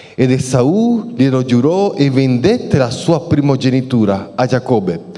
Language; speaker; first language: Italian; non-native, fluent; Spanish